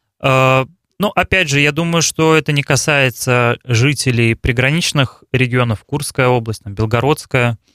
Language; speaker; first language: Russian; native; Russian